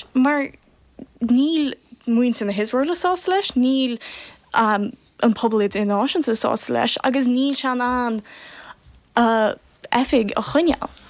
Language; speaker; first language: Irish; native; Irish